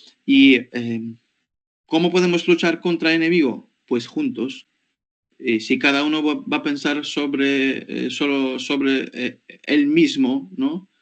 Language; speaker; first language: Spanish; non-native, fluent; Ukrainian